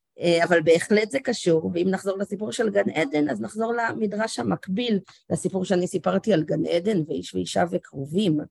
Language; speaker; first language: Hebrew; native; Hebrew